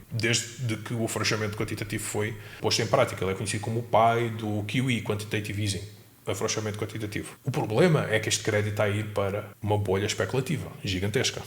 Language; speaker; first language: Portuguese; native; Portuguese